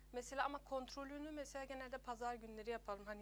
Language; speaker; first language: Turkish; early bilingual, heritage; Turkish